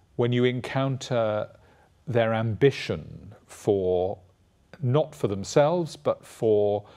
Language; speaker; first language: English; native; English